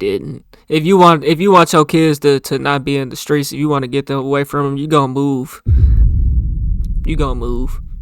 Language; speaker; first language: English; native; English